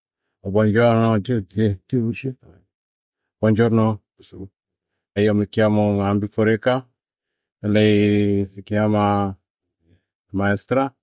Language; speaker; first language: Italian; non-native, learner; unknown